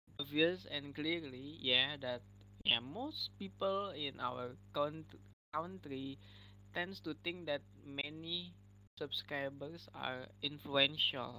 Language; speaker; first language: English; non-native, learner; Indonesian